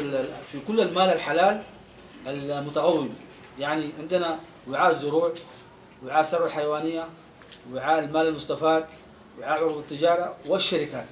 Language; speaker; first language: Arabic; native; Arabic